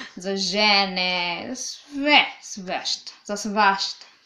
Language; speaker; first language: Serbian; non-native, learner; Swahili